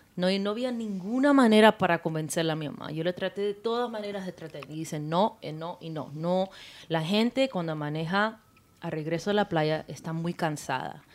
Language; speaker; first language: Spanish; early bilingual, heritage; Spanish